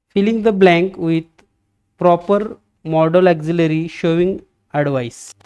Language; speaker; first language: English; non-native, local second language; Marathi